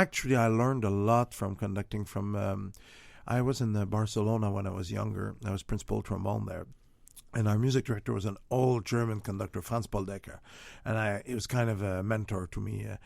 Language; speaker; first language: English; non-native, fluent; French